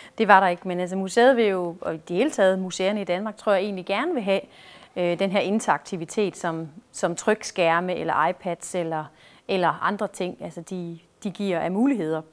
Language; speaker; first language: Danish; native; Danish